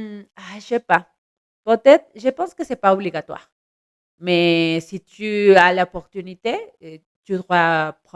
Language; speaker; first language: French; non-native, learner; Spanish